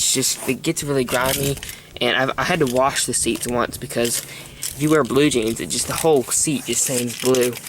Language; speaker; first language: English; native; English